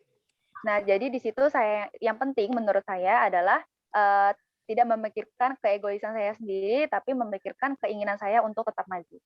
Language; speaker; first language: Indonesian; native; Indonesian